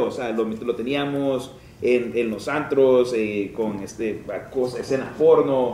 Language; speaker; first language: Spanish; native; Spanish